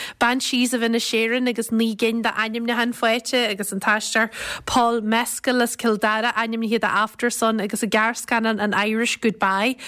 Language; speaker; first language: Irish; native; Irish